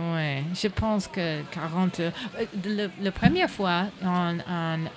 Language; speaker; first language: French; non-native, learner; English